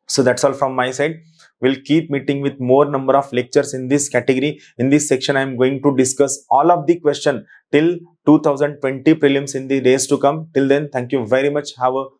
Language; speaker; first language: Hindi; non-native, local second language; Marathi